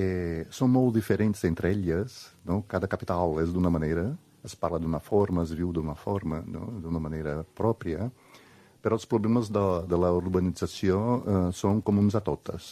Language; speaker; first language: Catalan; non-native, fluent; Portuguese